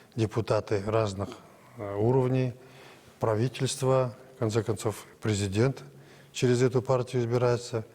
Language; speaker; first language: Russian; non-native, local second language; Kazakh